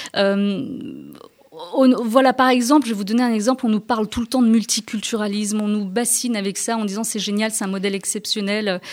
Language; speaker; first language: French; early bilingual, other home language; Turkish